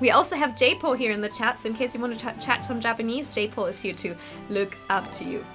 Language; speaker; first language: English; non-native, fluent; German